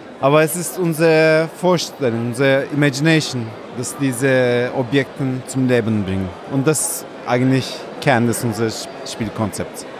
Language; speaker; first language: German; non-native, fluent; Turkish